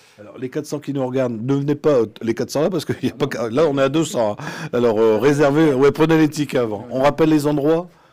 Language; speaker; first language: French; native; French